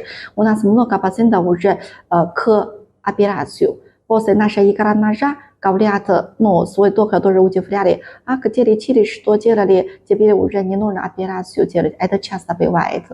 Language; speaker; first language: Russian; non-native, learner; Chinese